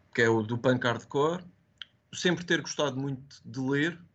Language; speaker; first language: Portuguese; native; Portuguese